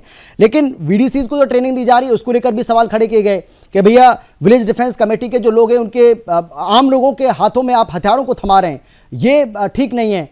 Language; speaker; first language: Hindi; native; Hindi